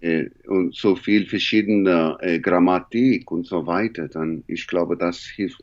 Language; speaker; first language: German; non-native, learner; English